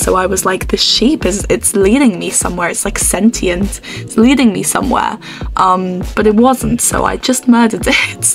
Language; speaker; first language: English; native; English